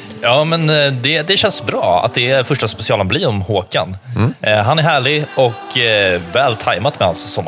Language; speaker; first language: Swedish; native; Swedish